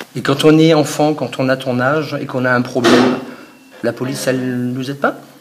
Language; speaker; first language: French; native; French